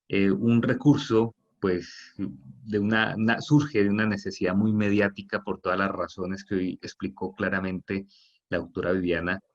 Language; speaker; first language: Spanish; native; Spanish